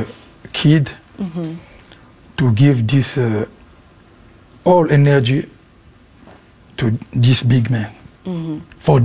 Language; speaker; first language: English; non-native, learner; Lingala